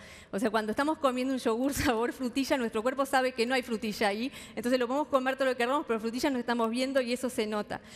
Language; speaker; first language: Spanish; native; Spanish